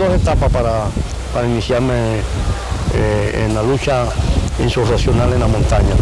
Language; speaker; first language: Spanish; native; Spanish